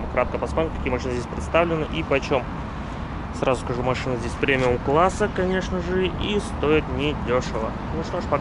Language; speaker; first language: Russian; native; Russian